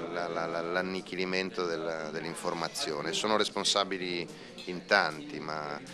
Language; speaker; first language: Italian; native; Italian